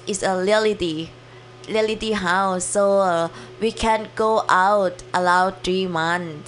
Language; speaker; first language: English; non-native, learner; Thai